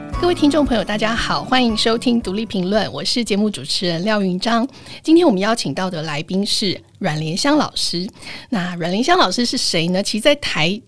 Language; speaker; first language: Chinese; native; Chinese